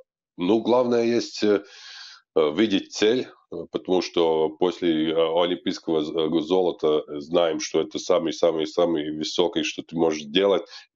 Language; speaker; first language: Russian; non-native, local second language; Latvian